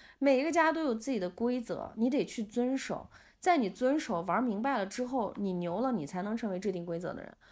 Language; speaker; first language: Chinese; non-native, local second language; Uyghur